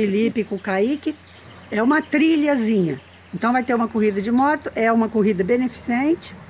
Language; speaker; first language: Portuguese; native; Portuguese